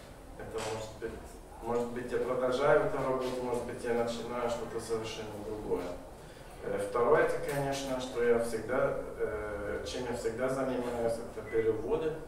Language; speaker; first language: Russian; non-native, fluent; German